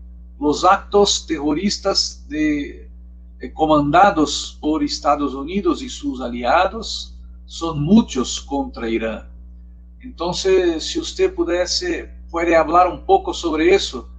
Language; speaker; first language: Spanish; non-native, learner; Portuguese